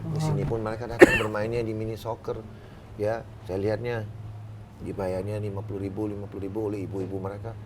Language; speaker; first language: Indonesian; non-native, fluent; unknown